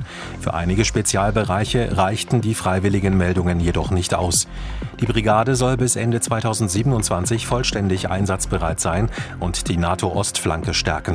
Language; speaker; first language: German; native; German